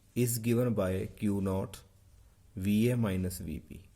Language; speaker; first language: English; non-native, local second language; Punjabi